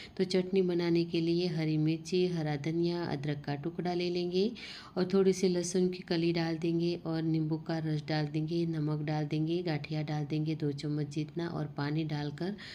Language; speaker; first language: Hindi; non-native, local second language; Gujarati